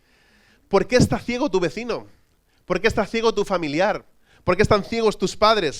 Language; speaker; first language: Spanish; native; Spanish